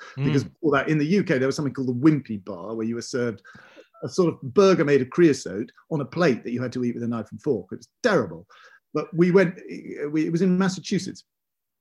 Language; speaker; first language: English; native; English